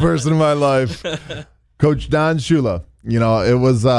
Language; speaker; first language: English; native; English